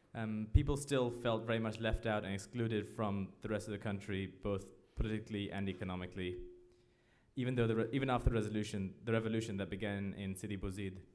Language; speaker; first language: English; non-native, fluent; Arabic